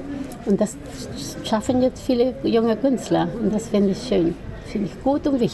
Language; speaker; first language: German; non-native, fluent; Spanish